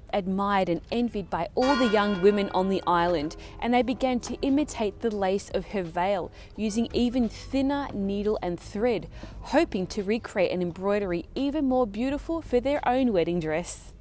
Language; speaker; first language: English; early bilingual, other home language; Italian